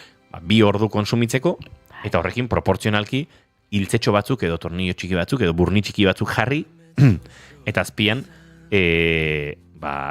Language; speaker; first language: Basque; native; Basque